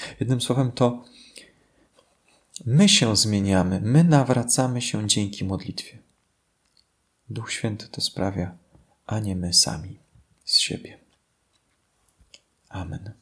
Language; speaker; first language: Polish; native; Polish